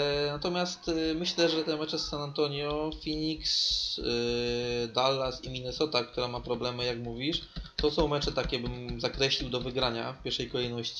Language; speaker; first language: Polish; native; Polish